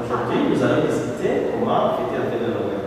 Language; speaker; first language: French; non-native, local second language; Rundi